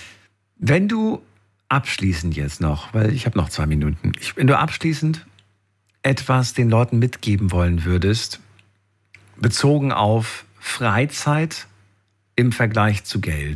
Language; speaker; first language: German; native; German